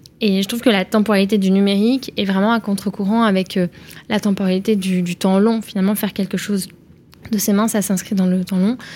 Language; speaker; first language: French; native; French